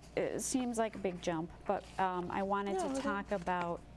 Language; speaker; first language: English; native; English